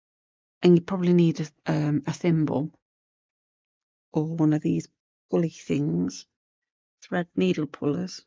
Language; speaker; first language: English; native; English